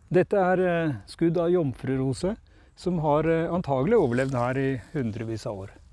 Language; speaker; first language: Norwegian; native; Norwegian